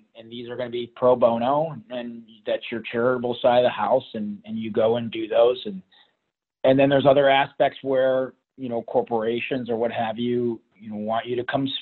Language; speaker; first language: English; native; English